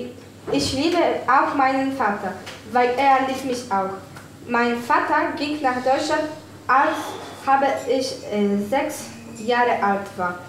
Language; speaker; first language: German; non-native, learner; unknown